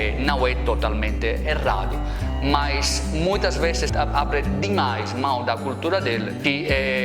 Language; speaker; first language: Portuguese; non-native, fluent; Italian